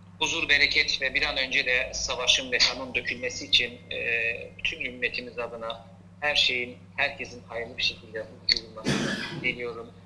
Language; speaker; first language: Turkish; early bilingual, heritage; Turkish